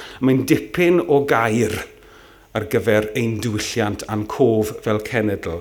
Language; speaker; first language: Welsh; native; Welsh